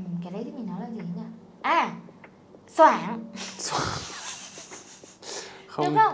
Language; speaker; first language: Vietnamese; native; Vietnamese